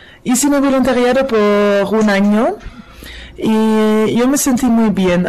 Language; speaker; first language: Spanish; non-native, fluent; Dutch